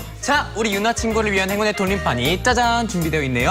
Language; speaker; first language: Korean; native; Korean